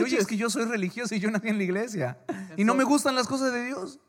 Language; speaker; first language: Spanish; early bilingual, heritage; English